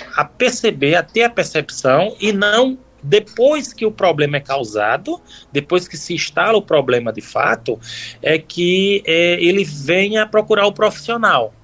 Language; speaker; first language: Portuguese; native; Portuguese